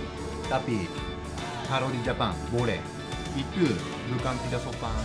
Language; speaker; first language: Indonesian; non-native, learner; Japanese